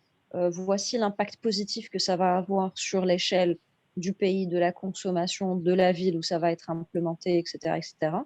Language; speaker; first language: French; non-native, local second language; Arabic